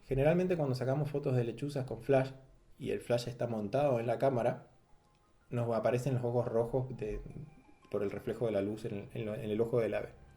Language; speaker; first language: Spanish; native; Spanish